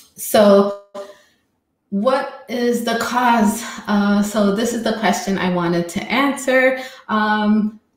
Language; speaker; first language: English; non-native, fluent; Amharic